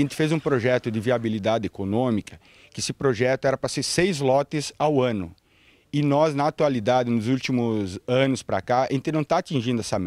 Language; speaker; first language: Portuguese; native; Portuguese